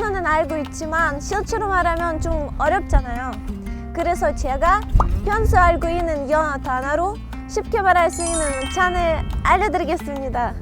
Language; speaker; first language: Korean; non-native, fluent; Russian